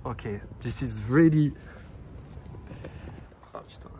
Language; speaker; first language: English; non-native, learner; French